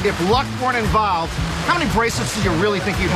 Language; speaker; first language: English; native; English